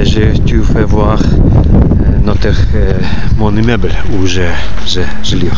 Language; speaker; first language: French; non-native, learner; Ukrainian